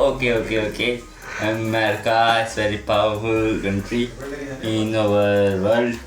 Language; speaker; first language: English; non-native, learner; Urdu